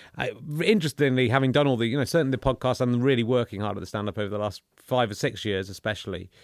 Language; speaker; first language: English; native; English